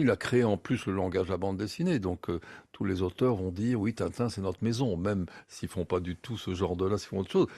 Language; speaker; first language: French; native; French